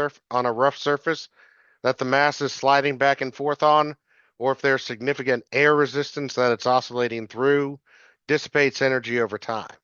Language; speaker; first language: English; native; English